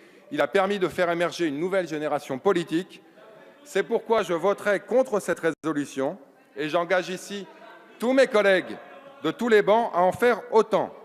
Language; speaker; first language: French; native; French